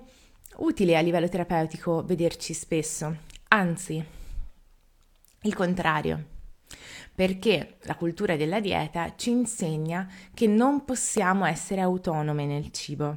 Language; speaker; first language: Italian; native; Italian